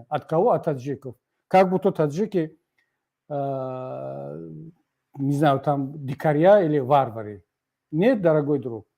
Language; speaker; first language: Russian; non-native, local second language; Tajik